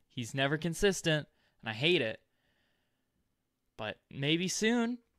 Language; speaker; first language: English; native; English